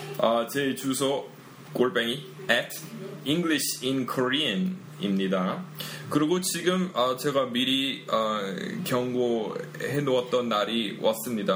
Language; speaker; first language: Korean; non-native, fluent; English